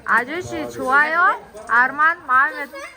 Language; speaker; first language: Korean; non-native, fluent; Kazakh